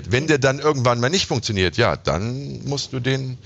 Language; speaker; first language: German; native; German